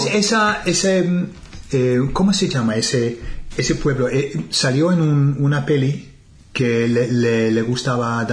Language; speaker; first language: Spanish; non-native, fluent; English